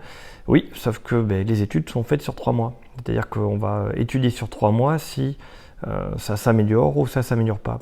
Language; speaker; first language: French; native; French